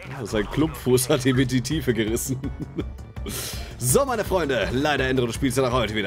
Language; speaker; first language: German; native; German